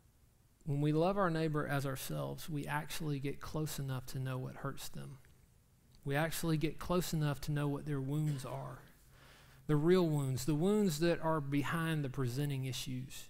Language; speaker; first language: English; native; English